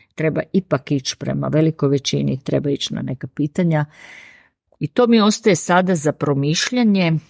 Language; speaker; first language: Serbian; native; Serbian